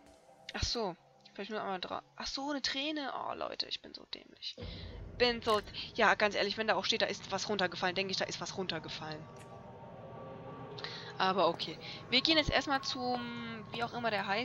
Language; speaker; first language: German; native; German